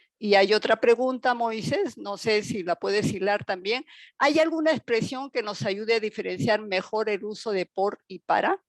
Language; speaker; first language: Spanish; native; Spanish